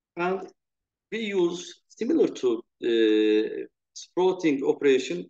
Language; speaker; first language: English; non-native, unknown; Turkish